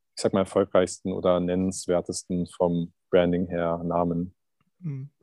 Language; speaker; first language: German; non-native, fluent; Turkish